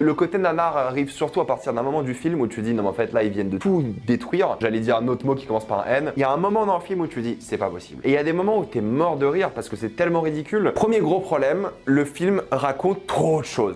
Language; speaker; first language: French; native; French